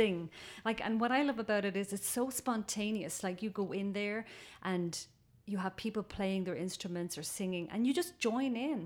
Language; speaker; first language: English; native; English